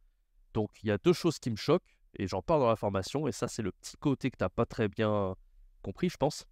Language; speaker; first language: French; native; French